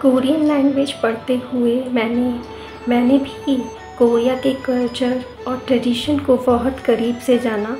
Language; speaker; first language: Hindi; native; Hindi